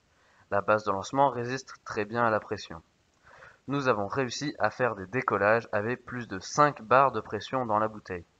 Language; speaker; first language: French; native; French